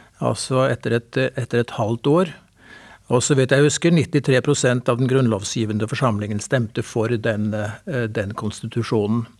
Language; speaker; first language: Norwegian; native; Norwegian